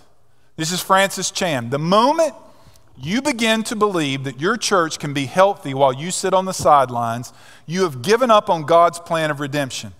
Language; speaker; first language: English; native; English